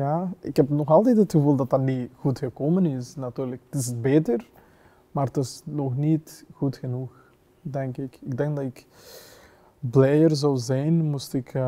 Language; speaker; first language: Dutch; non-native, fluent; Kinyarwanda